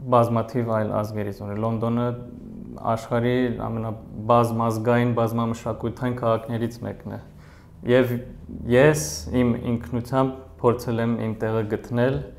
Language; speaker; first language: Armenian; early bilingual, heritage; Armenian